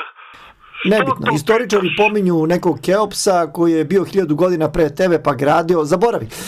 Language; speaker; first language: Bosnian; native; Bosnian